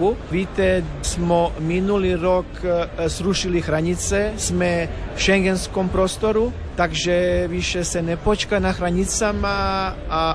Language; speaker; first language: Slovak; non-native, learner; Croatian